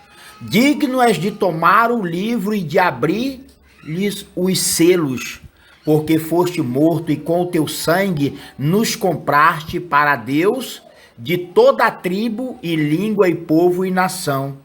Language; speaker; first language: Portuguese; native; Portuguese